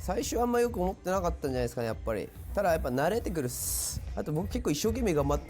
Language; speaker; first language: Japanese; native; Japanese